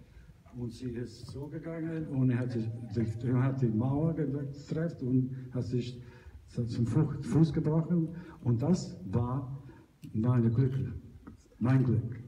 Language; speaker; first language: German; non-native, learner; Italian